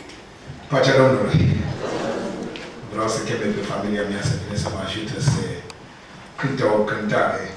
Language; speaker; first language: Romanian; non-native, learner; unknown